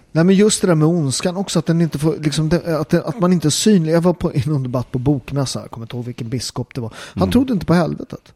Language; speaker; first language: Swedish; early bilingual, other home language; Italian